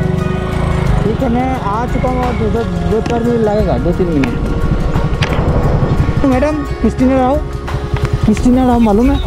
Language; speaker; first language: Hindi; non-native, local second language; Bangla